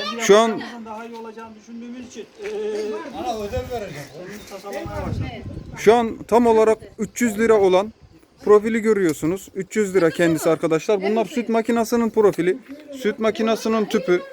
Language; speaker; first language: Turkish; native; Turkish